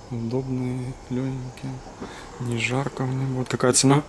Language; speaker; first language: Russian; native; Russian